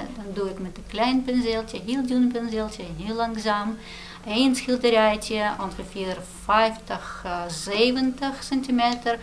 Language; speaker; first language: Dutch; non-native, fluent; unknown